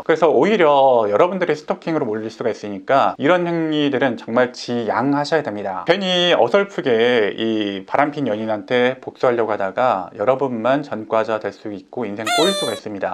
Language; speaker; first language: Korean; native; Korean